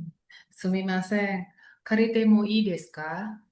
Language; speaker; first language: Japanese; non-native, learner; Indonesian